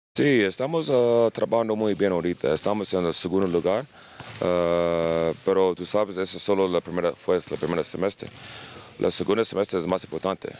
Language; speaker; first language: Spanish; non-native, learner; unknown